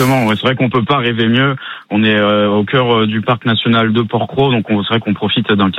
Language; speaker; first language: French; native; French